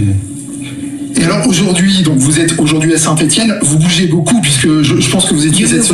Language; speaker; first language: French; native; French